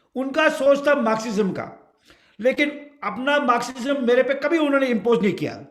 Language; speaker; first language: Hindi; non-native, local second language; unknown